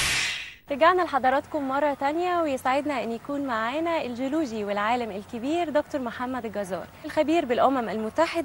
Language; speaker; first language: Arabic; native; Arabic